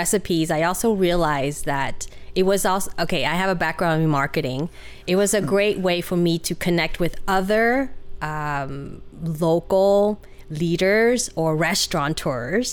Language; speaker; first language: English; early bilingual, other home language; Vietnamese